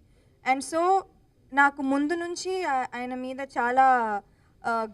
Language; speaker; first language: Telugu; non-native, local second language; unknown